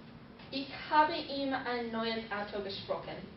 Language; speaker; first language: German; non-native, learner; English